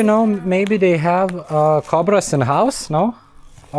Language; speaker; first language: English; non-native, learner; Lithuanian